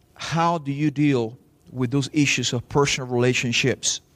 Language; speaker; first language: English; non-native, fluent; Spanish